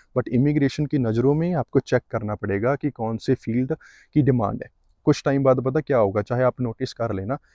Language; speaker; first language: Hindi; non-native, local second language; Punjabi